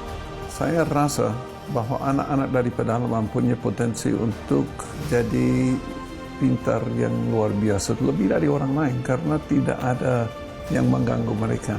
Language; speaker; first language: Indonesian; non-native, fluent; English